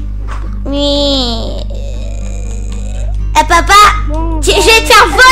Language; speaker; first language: French; native; French